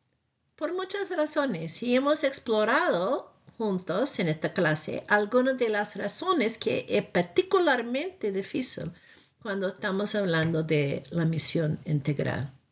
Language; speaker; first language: Spanish; non-native, fluent; English